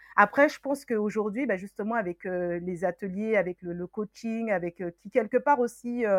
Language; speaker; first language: French; early bilingual, other home language; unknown